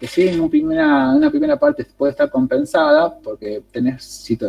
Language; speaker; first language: Spanish; native; Spanish